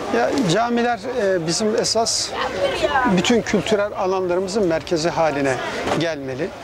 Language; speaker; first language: Turkish; native; Turkish